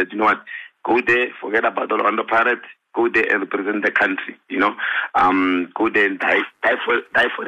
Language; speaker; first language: English; non-native, local second language; Northern Sotho